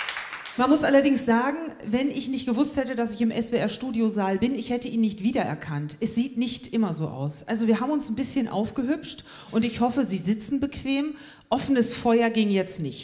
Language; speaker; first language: German; native; German